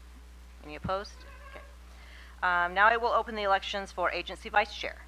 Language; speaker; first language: English; native; English